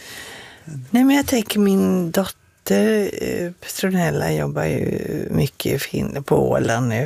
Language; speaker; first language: Swedish; native; Swedish